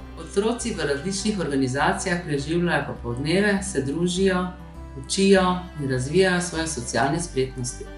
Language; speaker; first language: Slovenian; native; Slovenian